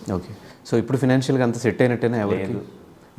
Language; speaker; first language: Telugu; native; Telugu